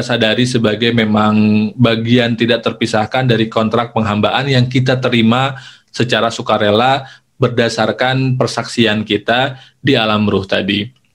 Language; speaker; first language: Indonesian; native; Indonesian